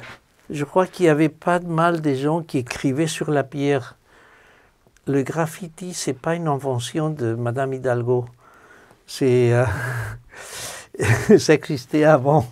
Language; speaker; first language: French; non-native, fluent; Spanish